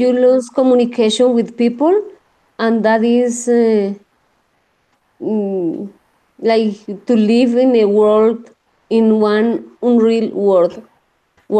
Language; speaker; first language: English; non-native, learner; Spanish